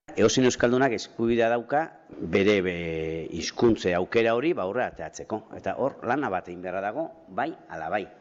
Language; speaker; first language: Basque; native; Basque